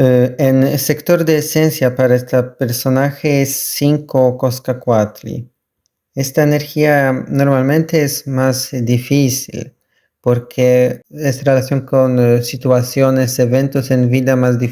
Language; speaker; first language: Spanish; non-native, learner; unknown